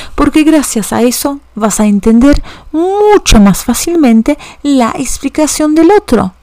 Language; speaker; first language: Spanish; non-native, fluent; Polish